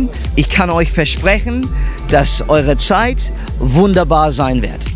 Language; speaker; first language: German; early bilingual, heritage; English